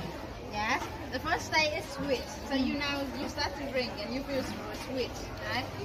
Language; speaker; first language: English; non-native, learner; Vietnamese